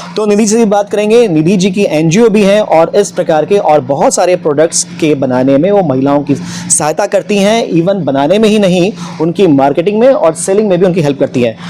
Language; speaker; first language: Hindi; native; Hindi